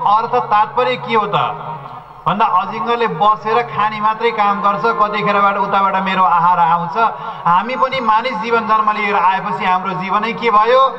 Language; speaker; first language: Nepali; native; Nepali